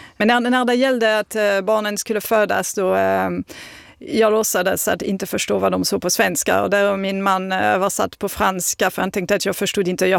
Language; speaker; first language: Swedish; non-native, fluent; French